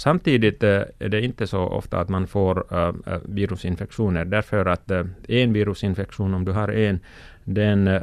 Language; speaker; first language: Swedish; non-native, local second language; Finnish